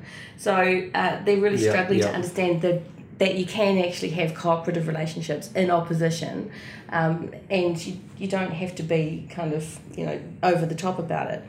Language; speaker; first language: English; native; English